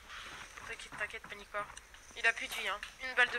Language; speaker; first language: French; native; French